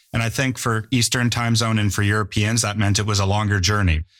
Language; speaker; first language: English; native; English